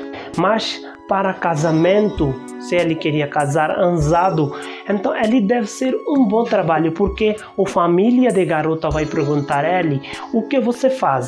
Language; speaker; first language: Portuguese; non-native, learner; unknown